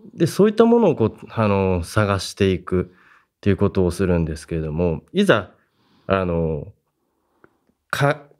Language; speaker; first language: Japanese; native; Japanese